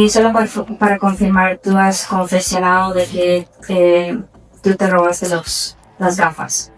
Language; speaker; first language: Spanish; early bilingual, heritage; Spanish